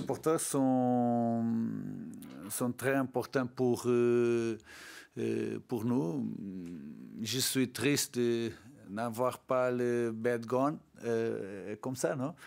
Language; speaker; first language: French; non-native, learner; Portuguese